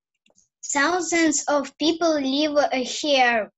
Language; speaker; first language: English; non-native, learner; Russian